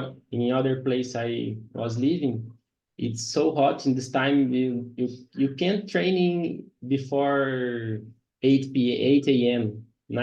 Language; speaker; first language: English; non-native, learner; Portuguese